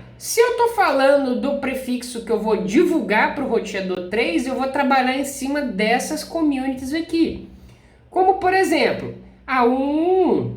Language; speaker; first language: Portuguese; native; Portuguese